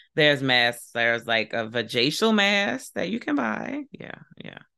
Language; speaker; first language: English; native; English